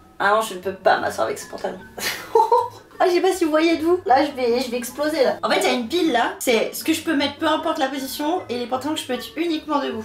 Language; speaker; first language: French; native; French